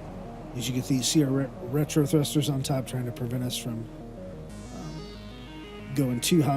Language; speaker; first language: English; native; English